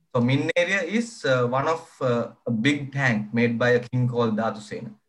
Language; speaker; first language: English; non-native, local second language; Sinhala